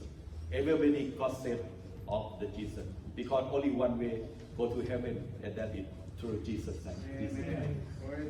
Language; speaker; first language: English; non-native, learner; Thai